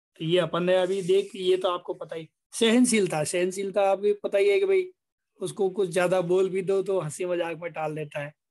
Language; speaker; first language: Hindi; native; Hindi